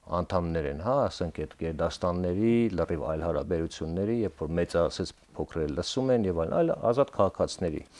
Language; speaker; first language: Armenian; native; Armenian